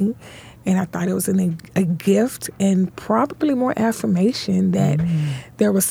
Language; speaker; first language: English; native; English